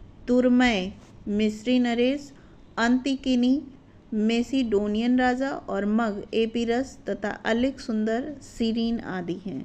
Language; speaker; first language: Hindi; native; Hindi